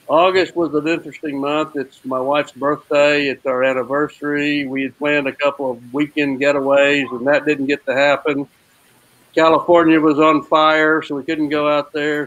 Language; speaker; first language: English; native; English